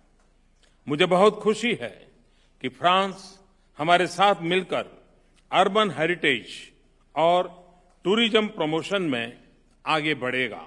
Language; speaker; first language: Hindi; non-native, local second language; Gujarati